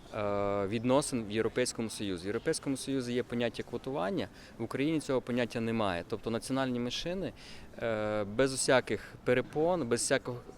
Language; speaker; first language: Ukrainian; native; Ukrainian